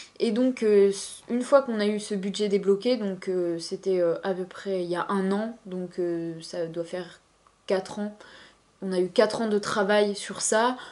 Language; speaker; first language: French; native; French